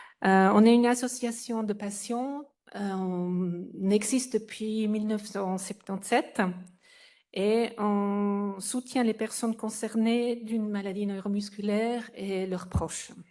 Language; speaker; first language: French; non-native, fluent; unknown